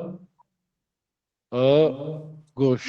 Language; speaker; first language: French; non-native, learner; Hindi